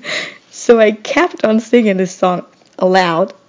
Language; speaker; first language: English; non-native, fluent; German